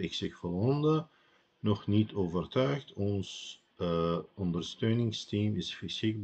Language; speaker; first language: Dutch; non-native, fluent; Arabic